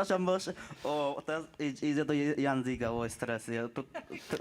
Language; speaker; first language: Polish; non-native, learner; Bangla